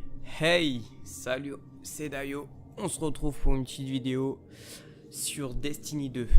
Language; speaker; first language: French; native; French